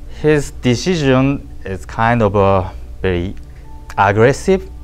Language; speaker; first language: English; non-native, learner; Japanese